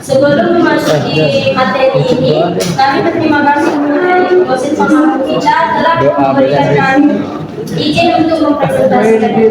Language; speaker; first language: Indonesian; native; Indonesian